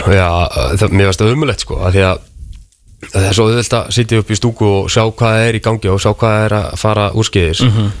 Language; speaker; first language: Icelandic; non-native, fluent; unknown